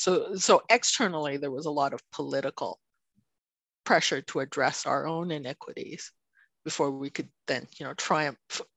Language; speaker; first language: English; non-native, fluent; Chinese